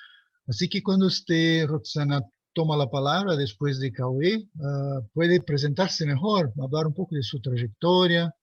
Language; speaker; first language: Spanish; non-native, fluent; Portuguese